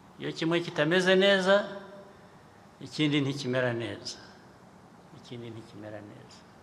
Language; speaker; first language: Kinyarwanda; early bilingual, heritage; Kinyarwanda